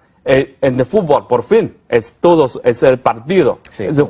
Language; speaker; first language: Spanish; non-native, fluent; Chinese